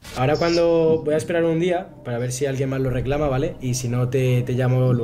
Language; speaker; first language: Spanish; native; Spanish